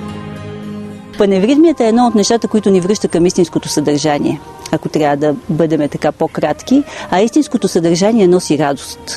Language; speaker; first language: Bulgarian; native; Bulgarian